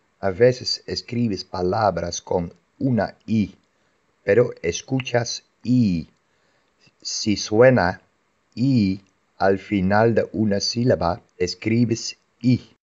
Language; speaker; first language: Spanish; non-native, fluent; Dutch